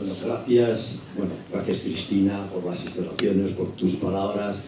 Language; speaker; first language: Spanish; native; Spanish